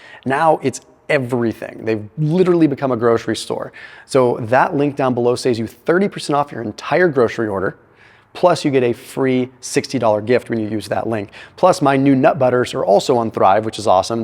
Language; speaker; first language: English; native; English